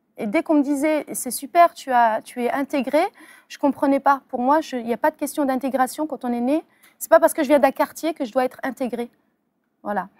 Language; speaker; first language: French; early bilingual, other home language; Arabic